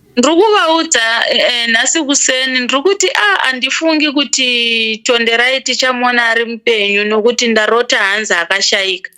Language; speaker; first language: Shona; non-native, local second language; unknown